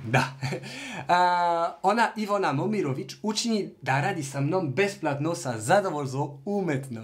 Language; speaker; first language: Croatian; non-native, learner; French